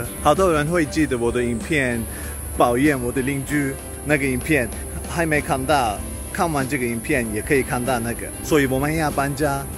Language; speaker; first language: Chinese; non-native, fluent; Swedish